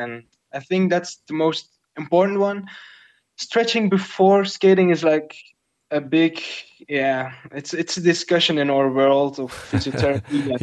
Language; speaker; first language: English; non-native, fluent; Dutch